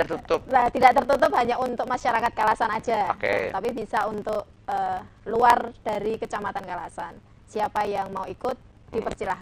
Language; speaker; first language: Indonesian; native; Indonesian